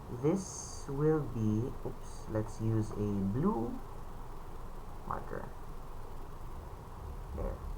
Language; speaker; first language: English; non-native, local second language; Filipino